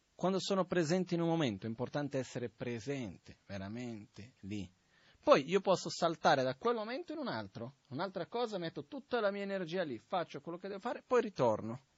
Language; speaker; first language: Italian; non-native, fluent; Portuguese